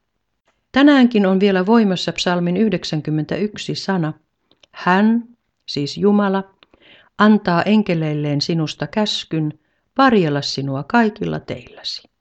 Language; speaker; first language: Finnish; native; Finnish